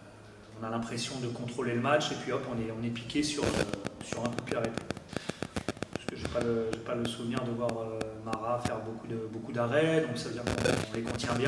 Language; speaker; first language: French; native; French